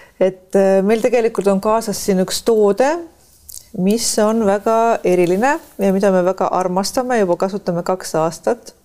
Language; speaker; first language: Estonian; non-native, local second language; Russian